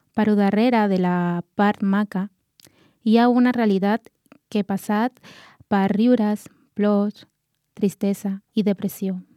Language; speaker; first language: Catalan; non-native, learner; Spanish